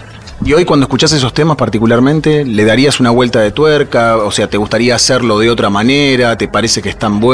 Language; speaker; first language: Spanish; native; Spanish